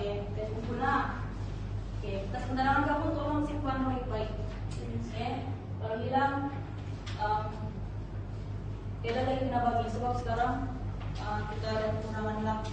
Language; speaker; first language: Malay; native; Malay